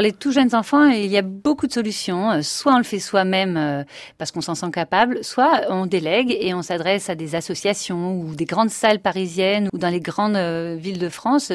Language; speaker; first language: French; native; French